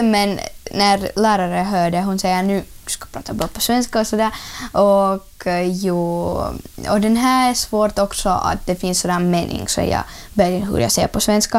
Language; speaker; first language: Swedish; non-native, learner; Ukrainian